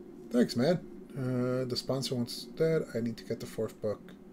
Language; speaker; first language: English; native; English